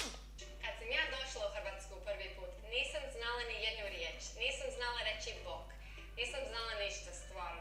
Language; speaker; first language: Croatian; non-native, learner; English